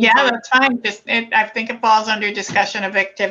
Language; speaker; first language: English; native; English